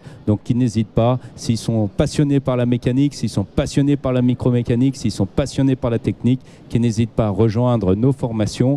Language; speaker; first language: French; native; French